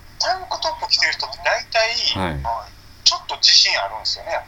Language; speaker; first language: Japanese; native; Japanese